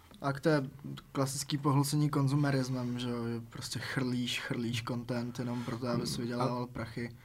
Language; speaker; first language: Czech; native; Czech